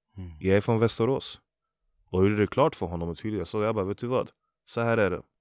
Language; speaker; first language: Swedish; early bilingual, other home language; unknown